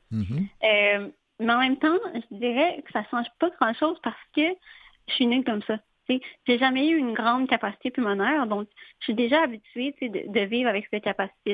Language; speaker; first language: French; native; French